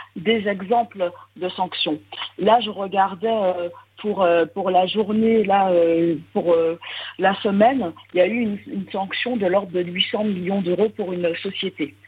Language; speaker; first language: French; native; French